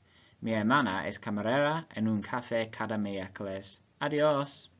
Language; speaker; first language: Spanish; non-native, learner; English